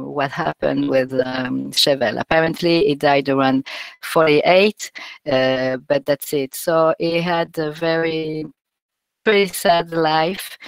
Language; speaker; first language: English; non-native, fluent; French